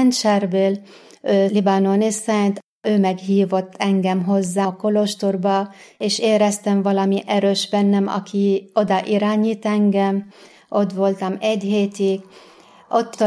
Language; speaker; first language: Hungarian; non-native, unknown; Arabic